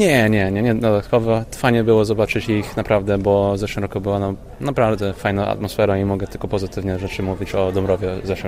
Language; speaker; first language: Polish; early bilingual, heritage; English